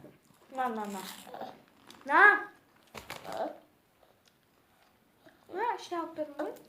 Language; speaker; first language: Russian; non-native, local second language; Kazakh